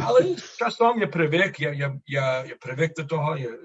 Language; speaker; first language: Ukrainian; early bilingual, other home language; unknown